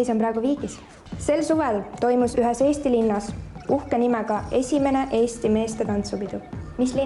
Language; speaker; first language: Estonian; native; Estonian